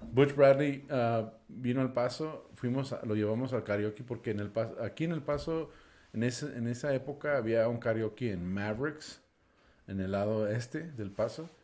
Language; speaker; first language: Spanish; non-native, fluent; English